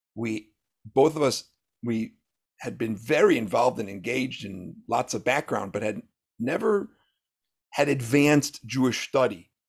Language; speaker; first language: English; native; English